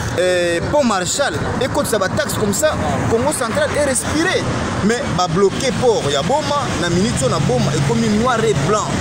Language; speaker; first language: Lingala; non-native, local second language; Kongo